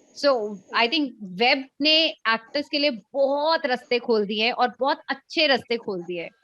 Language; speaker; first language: Hindi; native; Hindi